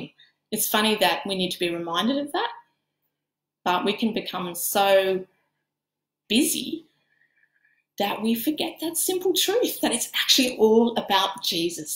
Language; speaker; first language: English; native; English